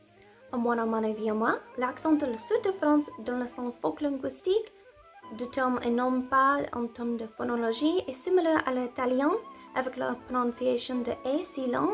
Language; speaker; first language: French; non-native, learner; English